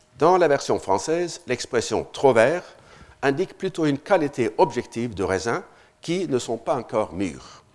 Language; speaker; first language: French; non-native, fluent; Norwegian